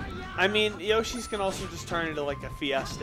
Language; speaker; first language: English; native; English